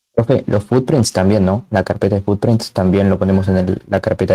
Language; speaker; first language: Spanish; native; Spanish